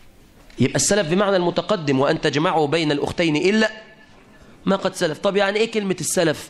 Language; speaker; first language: Arabic; native; Arabic